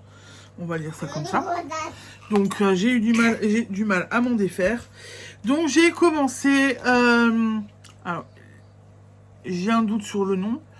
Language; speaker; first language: French; native; French